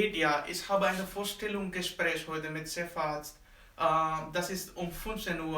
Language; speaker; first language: German; non-native, learner; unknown